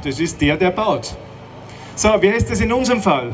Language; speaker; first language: German; native; German